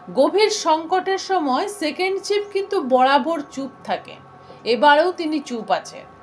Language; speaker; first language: Bangla; native; Bangla